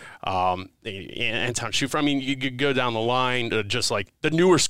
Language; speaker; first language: English; native; English